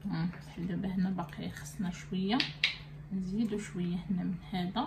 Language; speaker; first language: Arabic; native; Arabic